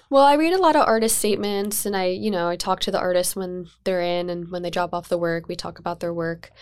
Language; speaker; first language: English; native; English